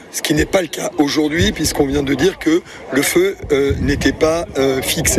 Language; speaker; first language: French; native; French